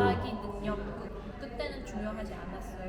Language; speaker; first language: Korean; non-native, fluent; Vietnamese